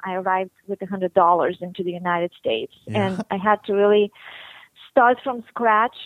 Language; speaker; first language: English; non-native, fluent; Bulgarian